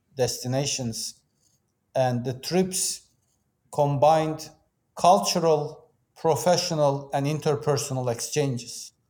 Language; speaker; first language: English; non-native, fluent; Turkish